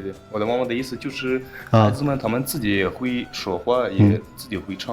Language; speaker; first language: Chinese; early bilingual, heritage; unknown